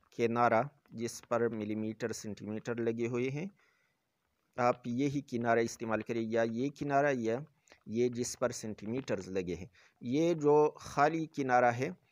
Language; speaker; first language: Urdu; non-native, local second language; Pashto